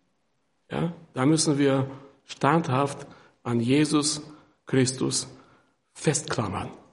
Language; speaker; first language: German; non-native, fluent; Russian